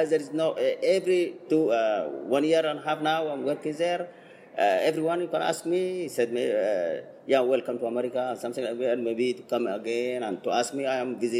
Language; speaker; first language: English; non-native, learner; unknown